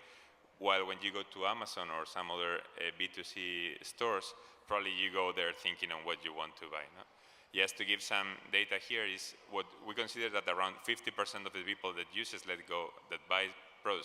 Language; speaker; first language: English; non-native, fluent; Spanish